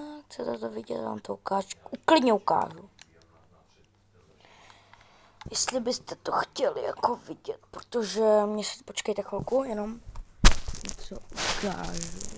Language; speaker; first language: Czech; native; Czech